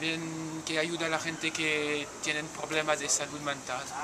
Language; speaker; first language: Spanish; non-native, fluent; French